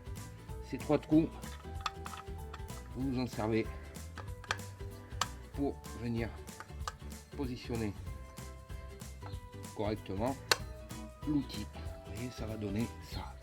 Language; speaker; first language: French; native; French